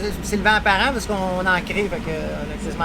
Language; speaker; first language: French; native; French